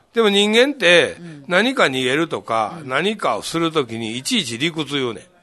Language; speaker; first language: Japanese; native; Japanese